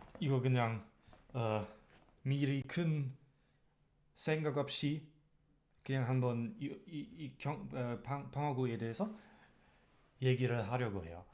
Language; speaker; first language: Korean; non-native, learner; German